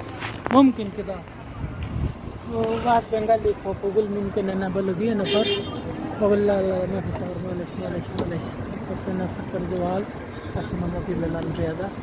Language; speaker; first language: Arabic; non-native, learner; Punjabi